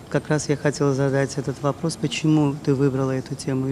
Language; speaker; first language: Russian; non-native, local second language; Georgian